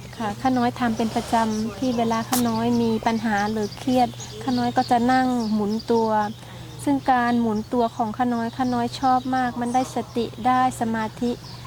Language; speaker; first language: Thai; native; Thai